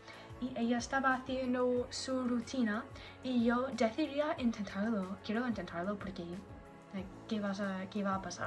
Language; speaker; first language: Spanish; non-native, learner; English